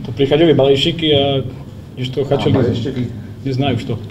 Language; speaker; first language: Russian; non-native, learner; Slovak